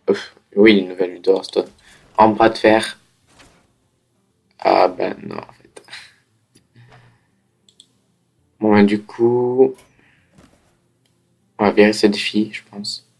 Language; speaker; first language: French; native; French